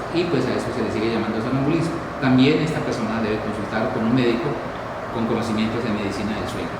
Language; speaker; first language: Spanish; native; Spanish